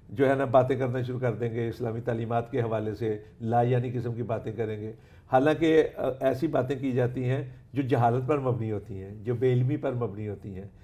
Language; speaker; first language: Urdu; non-native, local second language; Punjabi